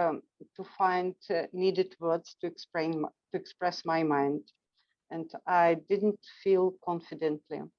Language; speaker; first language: English; non-native, fluent; Russian